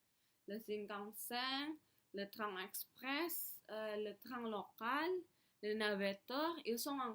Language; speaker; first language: French; non-native, learner; Indonesian